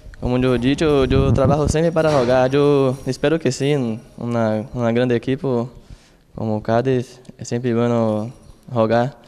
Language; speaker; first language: Spanish; non-native, learner; Portuguese